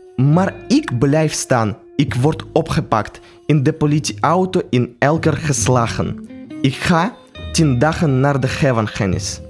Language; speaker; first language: Dutch; non-native, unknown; Russian